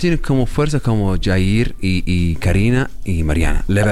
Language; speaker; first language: Spanish; non-native, learner; Arabic